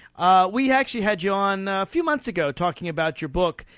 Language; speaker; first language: English; native; English